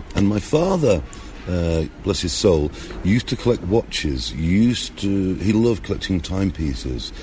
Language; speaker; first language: English; native; English